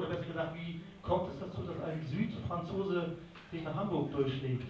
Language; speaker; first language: German; native; German